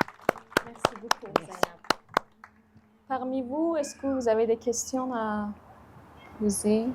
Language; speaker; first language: French; non-native, fluent; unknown